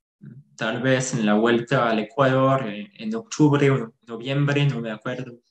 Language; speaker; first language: Spanish; non-native, fluent; French